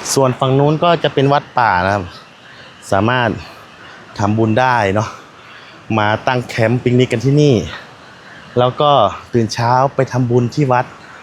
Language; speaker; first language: Thai; non-native, local second language; Northeastern Thai